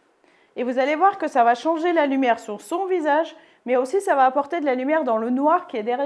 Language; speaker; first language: French; native; French